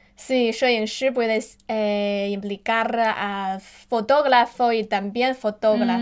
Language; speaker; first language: Spanish; non-native, fluent; Chinese